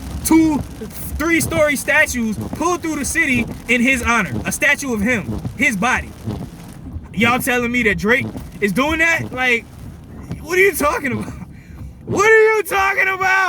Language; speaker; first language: English; native; English